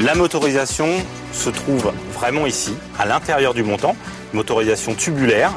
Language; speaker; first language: French; native; French